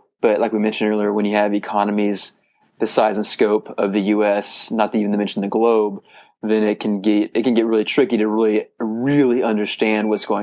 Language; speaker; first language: English; native; English